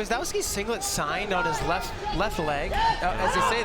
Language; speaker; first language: English; native; English